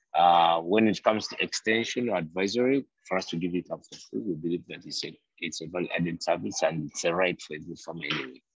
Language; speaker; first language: English; non-native, local second language; Ganda